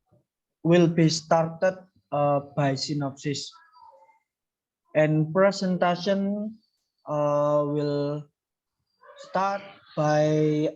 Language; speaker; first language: English; non-native, learner; Indonesian